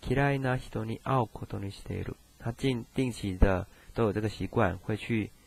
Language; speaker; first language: Japanese; non-native, fluent; Chinese